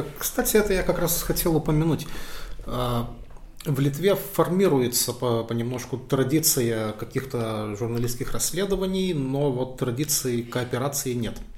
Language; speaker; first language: Russian; non-native, fluent; Lithuanian